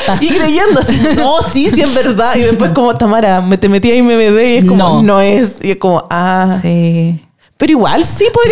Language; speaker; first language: Spanish; native; Spanish